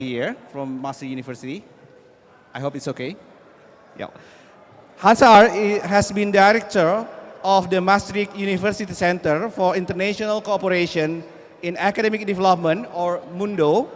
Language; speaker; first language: English; non-native, fluent; Indonesian